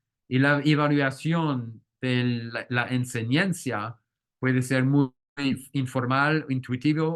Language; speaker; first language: Spanish; non-native, fluent; French